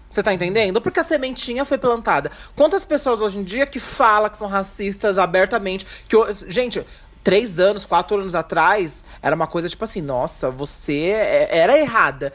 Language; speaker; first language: Portuguese; native; Portuguese